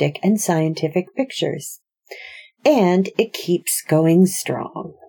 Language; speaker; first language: English; native; English